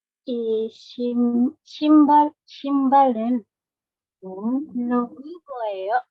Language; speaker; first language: Korean; non-native, learner; Indonesian